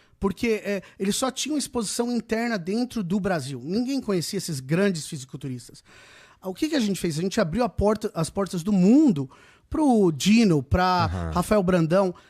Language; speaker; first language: Portuguese; native; Portuguese